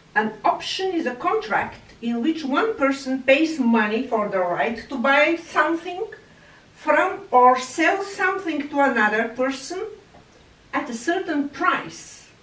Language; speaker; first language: English; non-native, fluent; Bulgarian